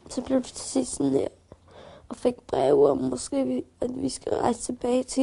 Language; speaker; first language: Danish; early bilingual, other home language; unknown